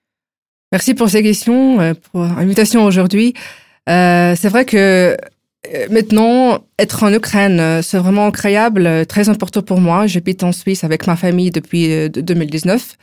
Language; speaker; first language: French; non-native, fluent; Ukrainian